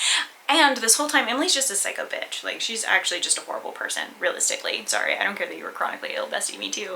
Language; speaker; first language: English; native; English